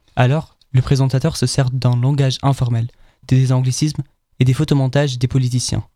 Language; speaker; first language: French; non-native, fluent; German